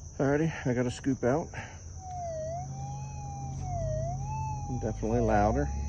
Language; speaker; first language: English; native; English